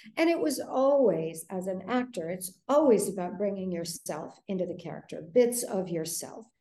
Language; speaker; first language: English; native; English